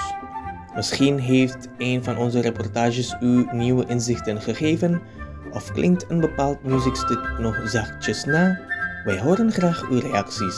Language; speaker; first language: Dutch; non-native, fluent; Indonesian